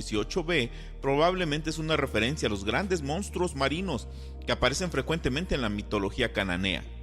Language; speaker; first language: Spanish; native; Spanish